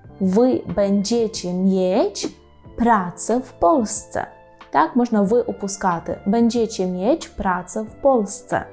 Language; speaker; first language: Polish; non-native, fluent; Ukrainian